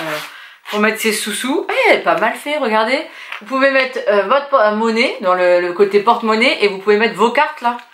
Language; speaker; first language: French; native; French